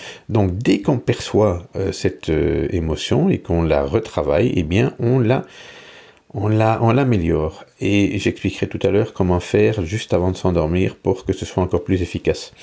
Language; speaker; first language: French; native; French